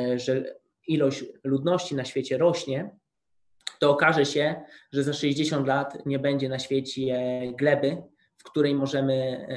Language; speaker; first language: Polish; native; Polish